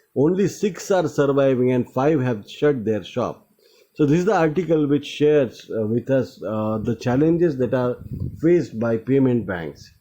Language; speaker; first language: English; non-native, local second language; Marathi